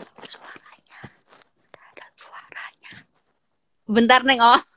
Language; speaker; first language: Indonesian; native; Indonesian